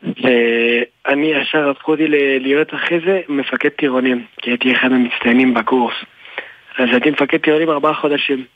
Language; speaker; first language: Hebrew; early bilingual, other home language; French